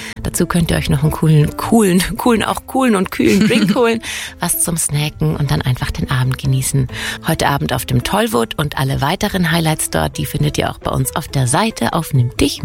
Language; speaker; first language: German; native; German